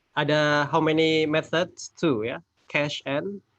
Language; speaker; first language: English; non-native, fluent; Indonesian